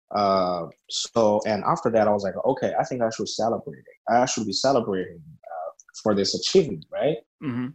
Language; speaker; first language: English; non-native, fluent; Chinese